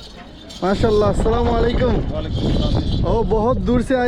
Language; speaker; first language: Hindi; non-native, learner; Bangla